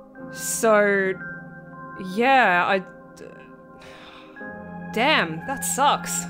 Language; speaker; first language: English; native; English